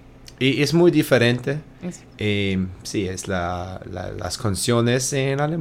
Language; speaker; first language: Spanish; non-native, learner; German